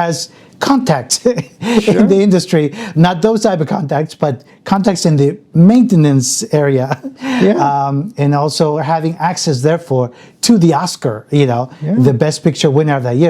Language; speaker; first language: English; early bilingual, other home language; Spanish